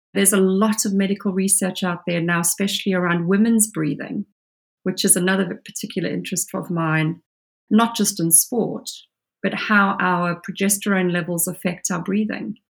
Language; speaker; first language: English; native; English